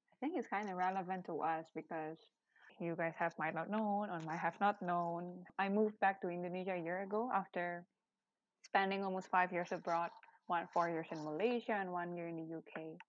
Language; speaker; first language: English; non-native, fluent; Indonesian